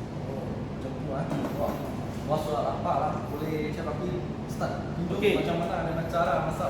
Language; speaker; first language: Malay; non-native, local second language; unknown